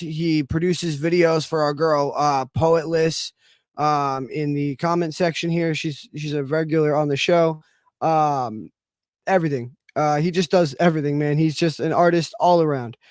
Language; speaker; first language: English; native; English